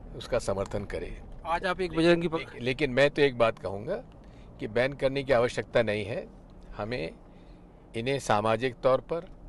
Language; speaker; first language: Hindi; native; Hindi